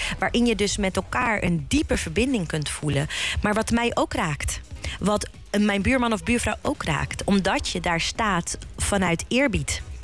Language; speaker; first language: Dutch; early bilingual, other home language; Bosnian